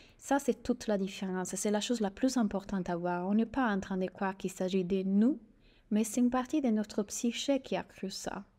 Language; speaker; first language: French; native; French